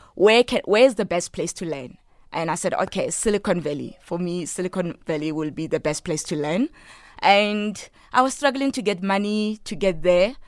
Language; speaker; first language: English; non-native, local second language; Tswana